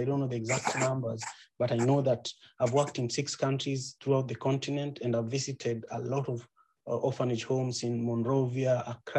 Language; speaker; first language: English; non-native, local second language; Luo (Kenya and Tanzania)